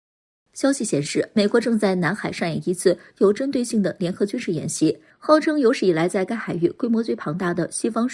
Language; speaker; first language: Chinese; native; Chinese